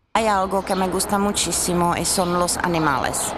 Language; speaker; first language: Spanish; non-native, fluent; Czech